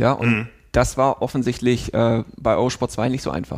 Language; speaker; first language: German; native; German